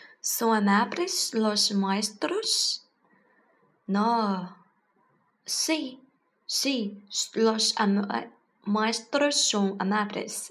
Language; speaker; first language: Spanish; non-native, learner; Chinese